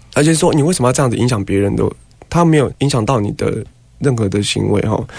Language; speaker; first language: Chinese; native; Chinese